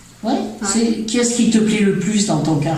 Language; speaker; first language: French; native; French